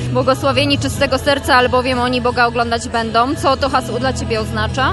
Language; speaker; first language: Polish; native; Polish